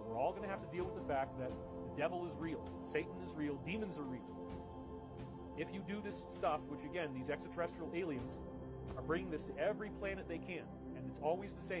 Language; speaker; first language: English; native; English